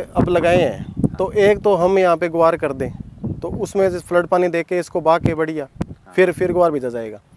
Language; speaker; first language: Hindi; native; Hindi